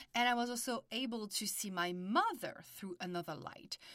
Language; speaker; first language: English; non-native, fluent; French